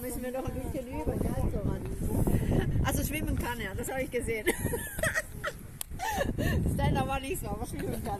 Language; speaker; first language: German; native; German